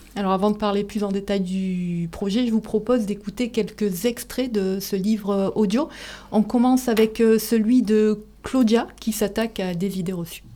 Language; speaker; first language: French; native; French